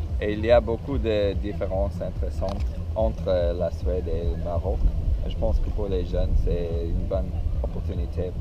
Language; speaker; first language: French; non-native, fluent; English